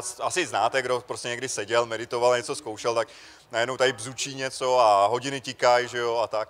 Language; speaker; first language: Czech; native; Czech